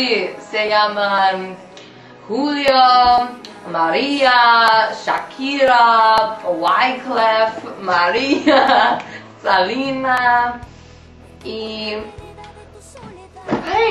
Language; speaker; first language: Spanish; non-native, learner; English